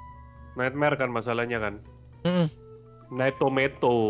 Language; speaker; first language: Indonesian; native; Indonesian